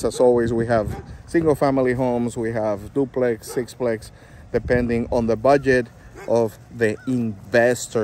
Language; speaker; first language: English; non-native, fluent; Spanish